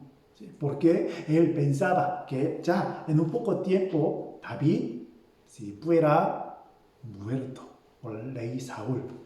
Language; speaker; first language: Spanish; non-native, fluent; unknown